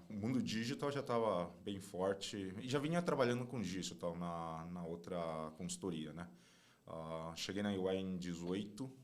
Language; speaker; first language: Portuguese; non-native, fluent; Chinese